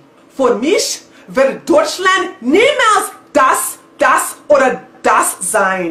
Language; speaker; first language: German; non-native, learner; English